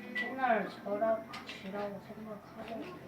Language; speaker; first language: Korean; non-native, learner; Indonesian